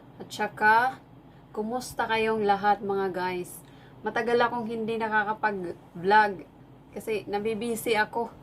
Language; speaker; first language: Filipino; non-native, local second language; Waray